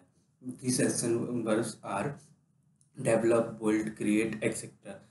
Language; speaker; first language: English; non-native, local second language; Hindi